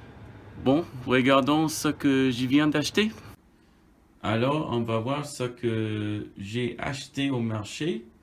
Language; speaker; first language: French; non-native, learner; English